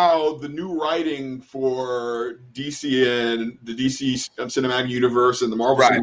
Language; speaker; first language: English; native; English